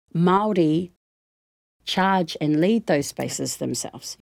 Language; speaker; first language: English; native; English